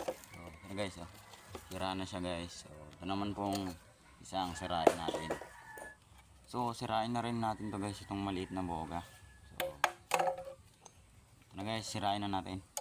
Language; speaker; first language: Filipino; native; Filipino